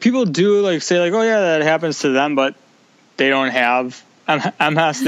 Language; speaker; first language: English; native; English